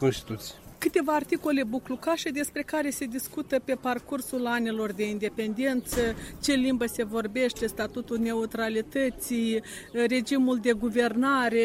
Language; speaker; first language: Romanian; native; Romanian